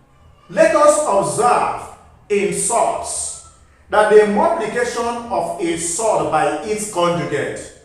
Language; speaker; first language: English; non-native, local second language; Igbo